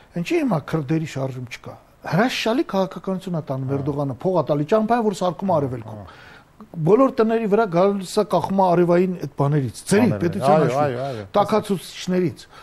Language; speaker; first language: Armenian; native; Armenian